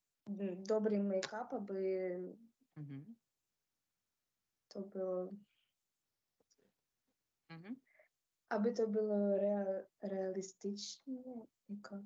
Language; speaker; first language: Czech; non-native, learner; Ukrainian